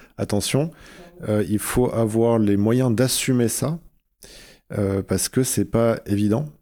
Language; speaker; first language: French; native; French